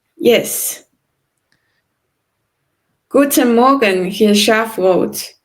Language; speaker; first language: German; non-native, learner; Chinese